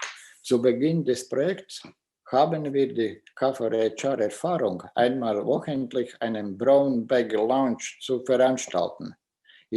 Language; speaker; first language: German; non-native, fluent; Latvian